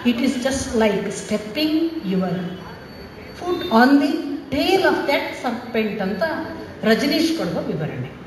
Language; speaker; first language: English; non-native, local second language; Kannada